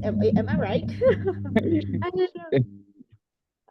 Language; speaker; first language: English; non-native, fluent; Indonesian